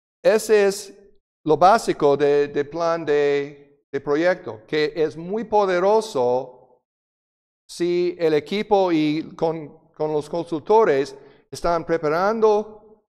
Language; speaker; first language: Spanish; non-native, fluent; English